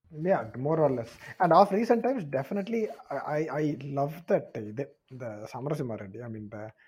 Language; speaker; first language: English; non-native, local second language; Tamil